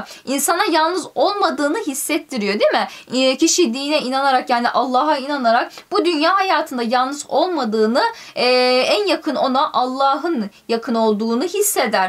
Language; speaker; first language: Turkish; native; Turkish